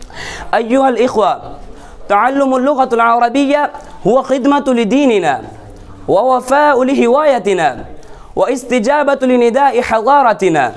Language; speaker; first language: Arabic; non-native, learner; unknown